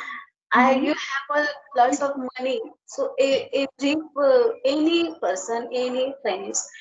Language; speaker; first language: English; non-native, learner; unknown